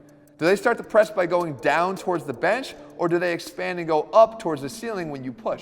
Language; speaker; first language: English; native; English